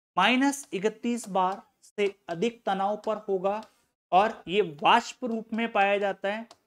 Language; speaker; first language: Hindi; native; Hindi